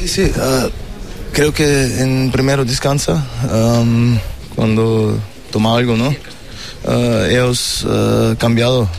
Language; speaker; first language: Spanish; non-native, learner; German